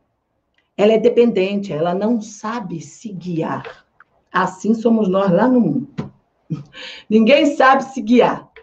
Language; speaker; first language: Portuguese; native; Portuguese